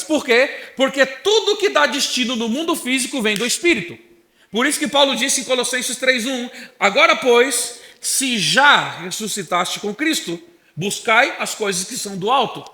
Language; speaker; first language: Portuguese; native; Portuguese